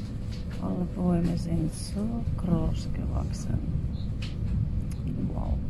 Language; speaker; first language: German; non-native, fluent; Finnish